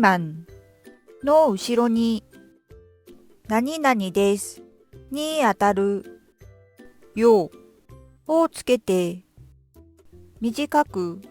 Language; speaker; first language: Japanese; non-native, fluent; Korean